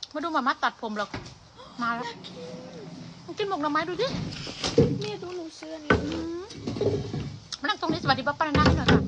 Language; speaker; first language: Thai; native; Thai